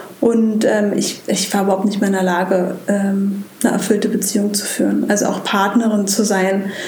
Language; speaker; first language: German; native; German